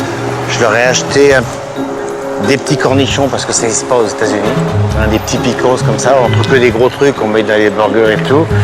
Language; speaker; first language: French; native; French